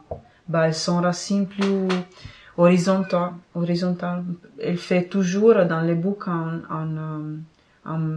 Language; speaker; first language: French; non-native, fluent; Italian